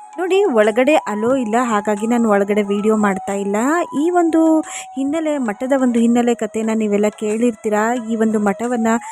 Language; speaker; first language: Kannada; native; Kannada